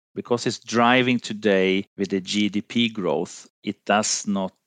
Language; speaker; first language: English; non-native, fluent; Finnish